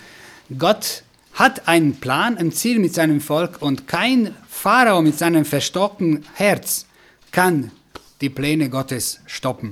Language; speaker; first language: German; non-native, fluent; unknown